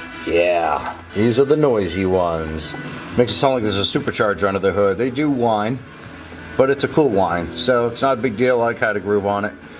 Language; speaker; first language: English; native; English